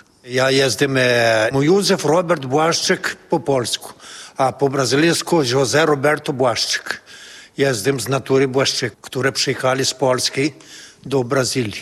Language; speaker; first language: Polish; early bilingual, heritage; Polish